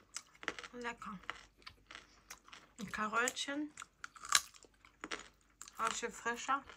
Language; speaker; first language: German; non-native, fluent; Ukrainian